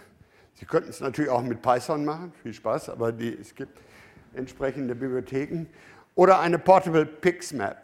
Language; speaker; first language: German; native; German